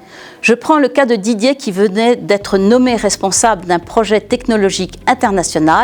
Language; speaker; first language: French; native; French